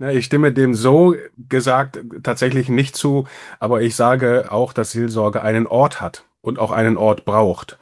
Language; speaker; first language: German; native; German